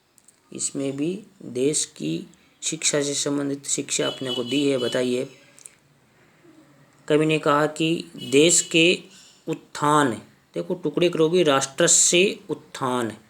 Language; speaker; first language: Hindi; native; Hindi